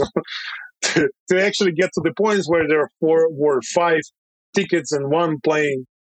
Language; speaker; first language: English; non-native, fluent; Russian